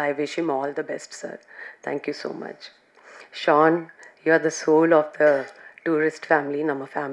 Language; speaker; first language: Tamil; non-native, fluent; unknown